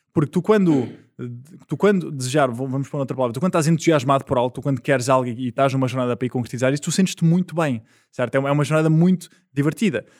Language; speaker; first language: Portuguese; native; Portuguese